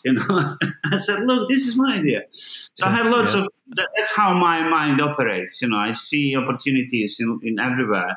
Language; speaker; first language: English; non-native, fluent; Bosnian